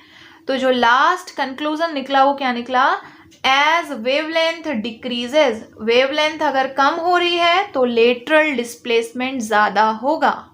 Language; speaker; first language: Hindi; native; Hindi